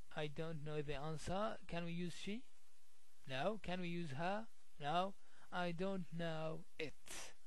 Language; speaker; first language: English; non-native, fluent; Arabic